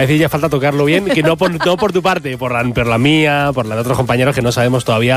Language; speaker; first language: Spanish; native; Spanish